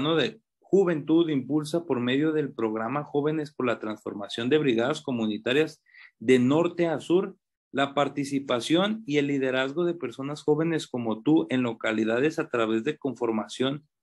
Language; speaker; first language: Spanish; native; Spanish